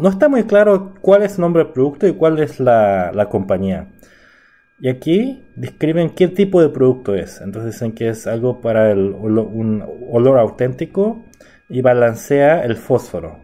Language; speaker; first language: Spanish; non-native, fluent; Korean